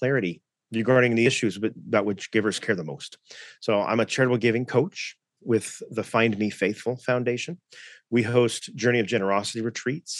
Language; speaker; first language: English; native; English